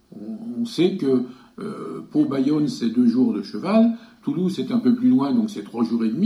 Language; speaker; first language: French; native; French